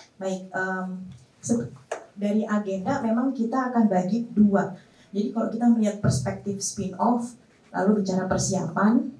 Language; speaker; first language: Indonesian; native; Indonesian